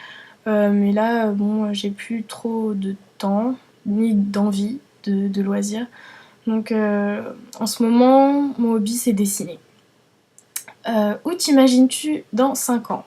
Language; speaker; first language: French; early bilingual, other home language; Vietnamese